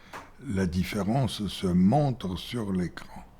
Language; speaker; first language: French; non-native, fluent; Bulgarian